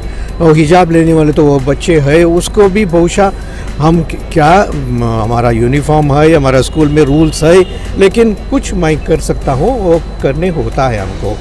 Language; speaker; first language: Hindi; non-native, local second language; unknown